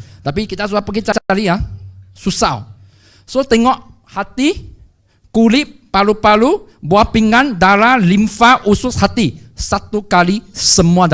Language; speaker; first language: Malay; non-native, local second language; Chinese